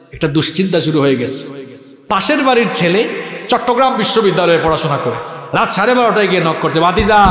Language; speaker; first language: Bangla; non-native, local second language; Sylheti